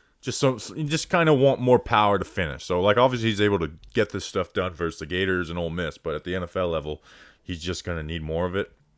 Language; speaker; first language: English; native; English